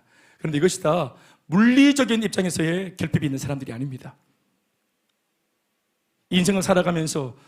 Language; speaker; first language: Korean; native; Korean